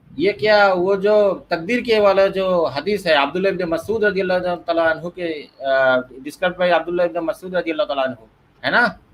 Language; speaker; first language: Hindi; non-native, learner; Bangla